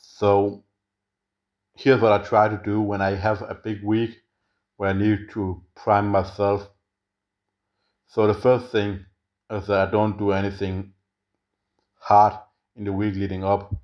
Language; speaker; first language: English; non-native, fluent; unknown